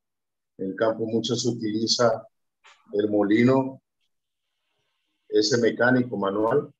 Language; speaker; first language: Spanish; native; Spanish